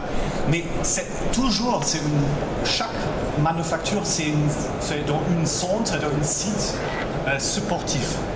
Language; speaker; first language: French; non-native, local second language; German